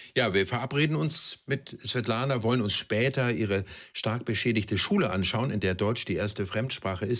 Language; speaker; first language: German; native; German